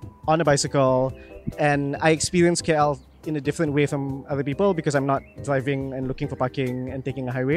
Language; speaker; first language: English; non-native, local second language; Malay